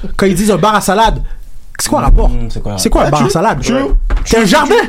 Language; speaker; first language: French; native; French